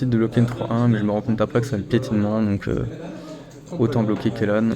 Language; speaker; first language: French; native; French